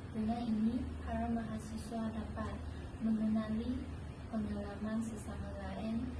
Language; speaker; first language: Malay; non-native, local second language; Chinese